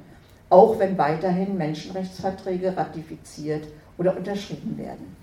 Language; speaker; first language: German; native; German